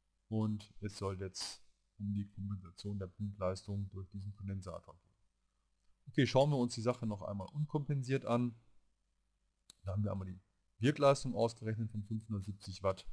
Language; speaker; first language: German; native; German